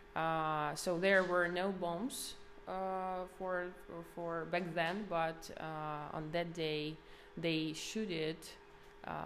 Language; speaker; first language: English; non-native, fluent; Ukrainian